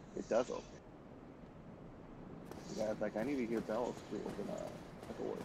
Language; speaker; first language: English; native; English